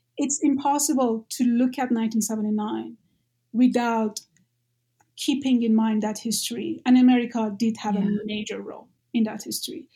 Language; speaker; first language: English; non-native, fluent; Persian